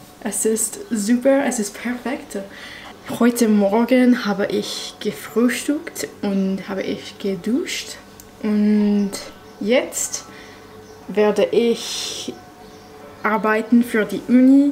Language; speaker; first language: German; non-native, learner; English